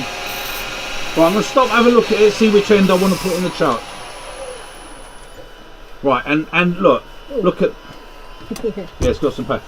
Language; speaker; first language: English; native; English